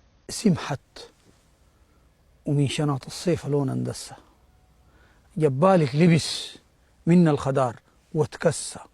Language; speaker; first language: Arabic; native; Arabic